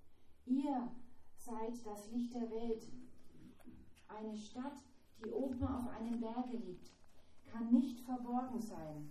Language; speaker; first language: German; native; German